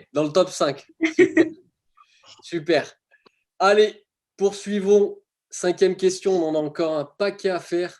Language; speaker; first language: French; native; French